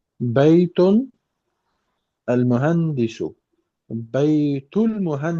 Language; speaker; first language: Arabic; non-native, learner; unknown